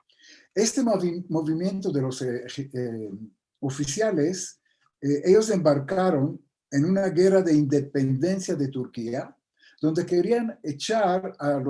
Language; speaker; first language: Spanish; non-native, fluent; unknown